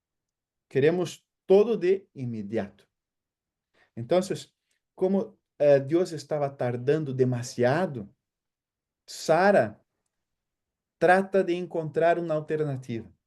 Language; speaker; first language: Spanish; non-native, fluent; Portuguese